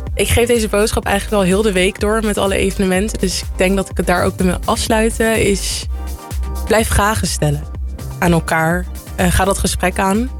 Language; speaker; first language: Dutch; early bilingual, other home language; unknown